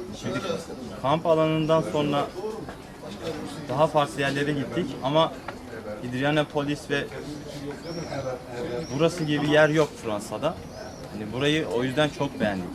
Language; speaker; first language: Turkish; early bilingual, heritage; Turkish